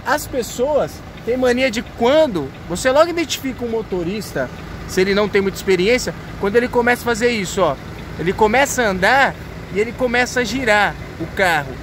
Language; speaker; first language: Portuguese; native; Portuguese